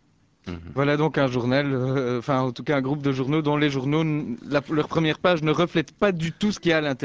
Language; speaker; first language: French; native; French